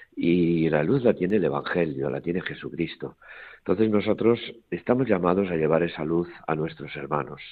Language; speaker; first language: Spanish; native; Spanish